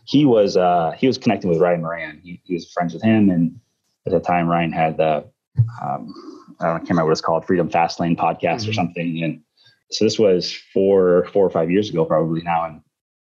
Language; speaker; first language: English; native; English